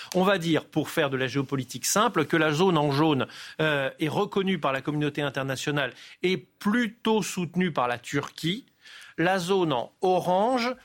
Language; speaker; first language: French; native; French